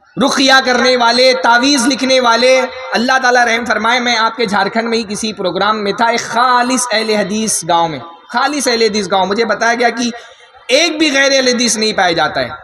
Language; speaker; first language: Urdu; native; Urdu